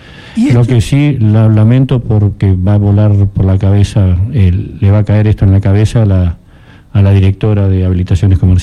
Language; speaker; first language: Spanish; native; Spanish